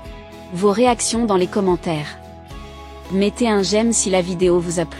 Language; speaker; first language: French; native; French